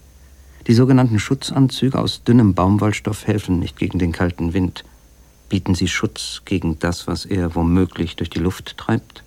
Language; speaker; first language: German; native; German